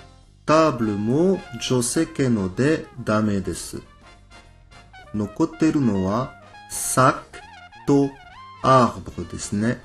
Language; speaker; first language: Japanese; non-native, fluent; French